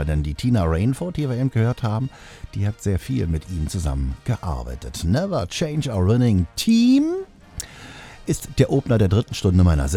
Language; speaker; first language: German; native; German